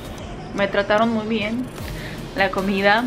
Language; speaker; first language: Spanish; non-native, fluent; Ukrainian